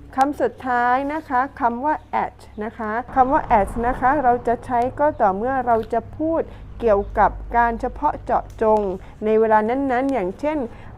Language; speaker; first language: Thai; non-native, local second language; Pattani Malay